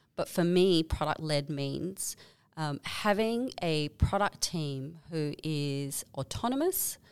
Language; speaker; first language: English; native; English